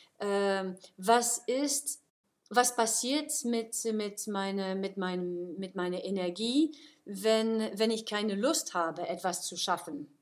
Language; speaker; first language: German; non-native, fluent; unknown